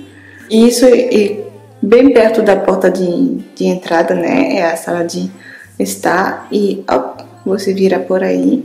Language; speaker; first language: Portuguese; non-native, fluent; French